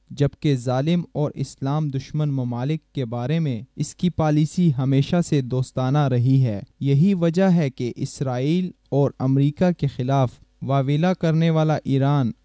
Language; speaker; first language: Urdu; native; Urdu